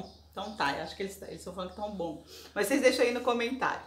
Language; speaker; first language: Portuguese; native; Portuguese